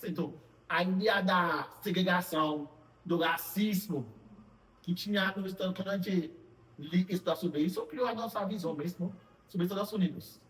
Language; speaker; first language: Portuguese; non-native, fluent; Haitian Creole